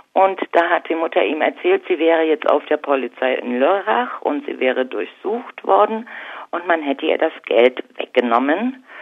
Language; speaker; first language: German; native; German